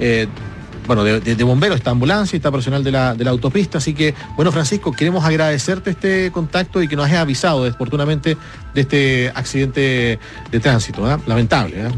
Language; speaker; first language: Spanish; native; Spanish